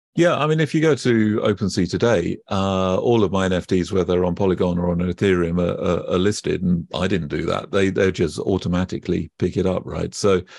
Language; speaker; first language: English; native; English